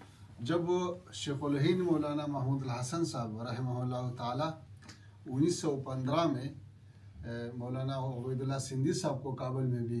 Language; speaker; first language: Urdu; non-native, fluent; Pashto